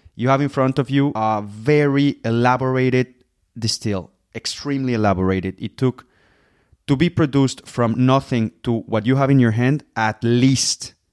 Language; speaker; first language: English; non-native, fluent; Spanish